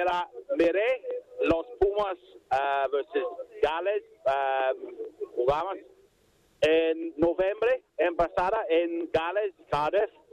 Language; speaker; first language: Spanish; non-native, learner; Welsh